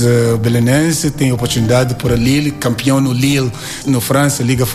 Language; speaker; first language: Portuguese; non-native, learner; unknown